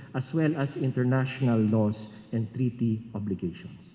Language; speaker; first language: English; non-native, local second language; Filipino